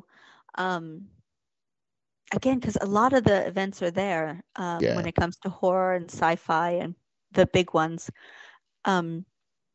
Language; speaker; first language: English; native; English